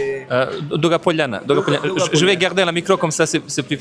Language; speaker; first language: French; non-native, fluent; Bosnian